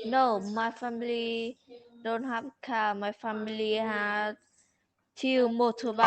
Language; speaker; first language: English; non-native, learner; Vietnamese